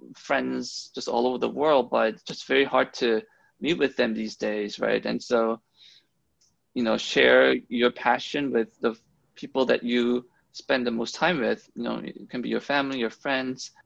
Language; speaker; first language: English; early bilingual, other home language; Korean